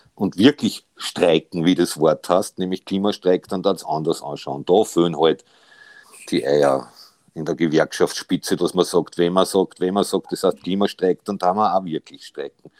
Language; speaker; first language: German; native; German